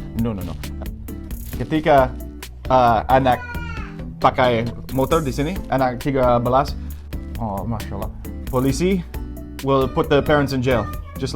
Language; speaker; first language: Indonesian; non-native, learner; English